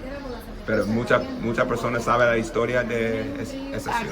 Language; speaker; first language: Spanish; non-native, learner; English